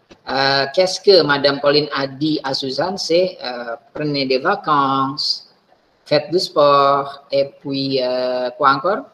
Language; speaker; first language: French; non-native, fluent; Indonesian